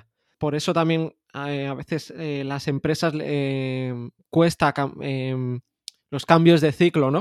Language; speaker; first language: Spanish; native; Spanish